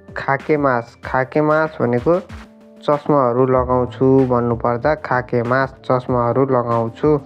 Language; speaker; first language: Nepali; native; Nepali